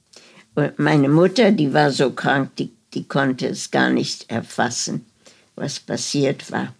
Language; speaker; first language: German; early bilingual, heritage; German